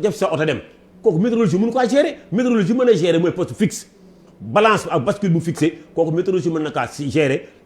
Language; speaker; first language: Wolof; native; Wolof